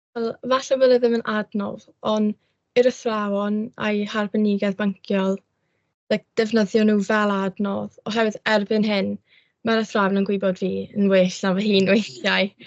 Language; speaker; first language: Welsh; non-native, local second language; English